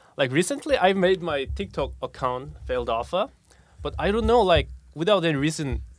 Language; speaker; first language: English; non-native, fluent; Korean